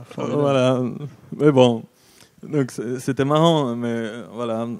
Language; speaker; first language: French; non-native, fluent; Polish